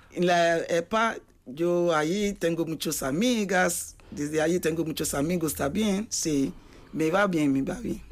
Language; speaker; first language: Spanish; non-native, learner; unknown